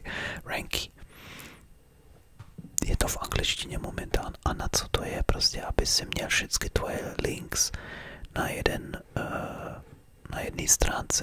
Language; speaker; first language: Czech; early bilingual, heritage; Czech